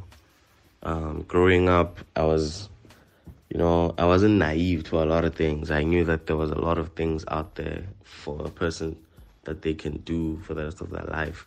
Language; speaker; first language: English; non-native, local second language; Tsonga